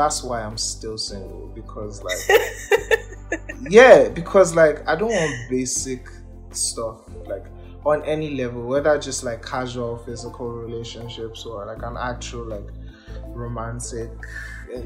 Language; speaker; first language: English; non-native, local second language; Yoruba